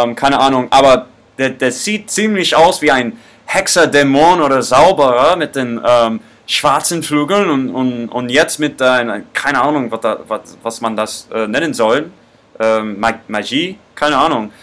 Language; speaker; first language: German; non-native, learner; English